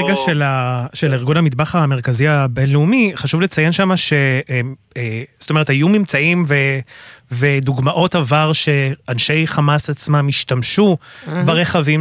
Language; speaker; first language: Hebrew; non-native, local second language; Arabic